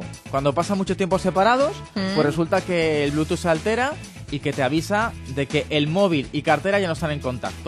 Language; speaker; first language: Spanish; native; Spanish